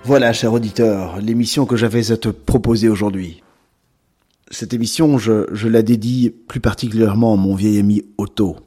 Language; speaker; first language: French; native; French